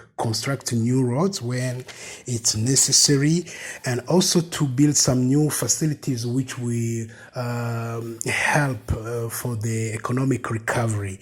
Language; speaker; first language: English; non-native, fluent; Rundi